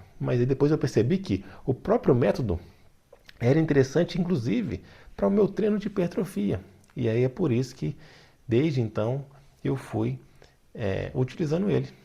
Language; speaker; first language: Portuguese; native; Portuguese